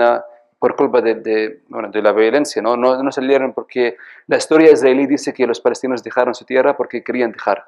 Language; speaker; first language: Spanish; non-native, fluent; Arabic